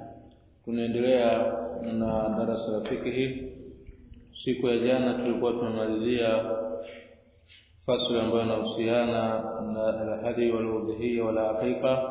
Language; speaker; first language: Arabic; non-native, fluent; Swahili